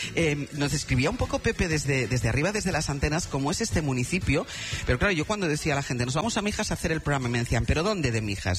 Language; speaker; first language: Spanish; native; Spanish